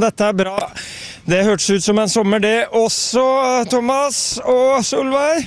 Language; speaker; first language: Norwegian; native; Norwegian